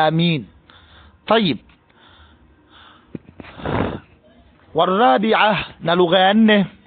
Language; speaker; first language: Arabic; non-native, fluent; Swahili